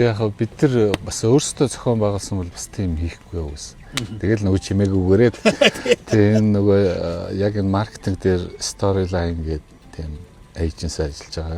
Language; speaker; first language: Mongolian; native; Mongolian